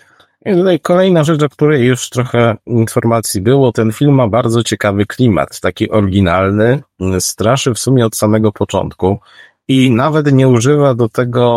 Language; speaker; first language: Polish; native; Polish